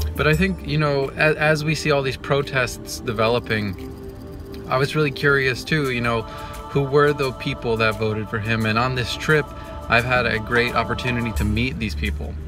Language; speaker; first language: English; native; English